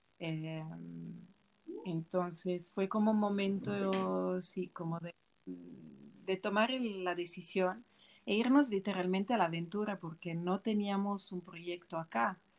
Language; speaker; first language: Spanish; non-native, fluent; Italian